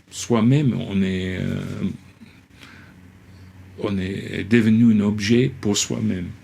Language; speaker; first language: French; non-native, fluent; English